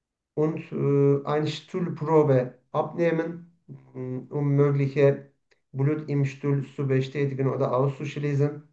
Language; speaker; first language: German; non-native, learner; Turkish